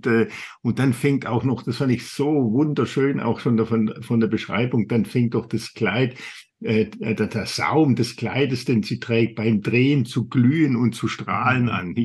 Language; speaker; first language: German; native; German